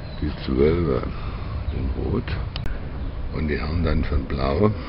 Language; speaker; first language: German; native; German